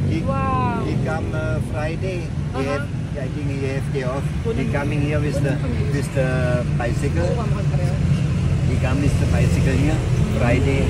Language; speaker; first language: English; non-native, learner; German